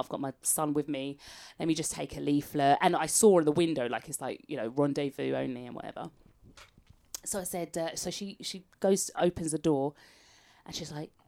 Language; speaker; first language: English; native; English